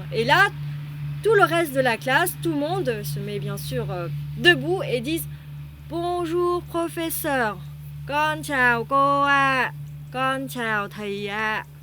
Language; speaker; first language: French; non-native, fluent; Vietnamese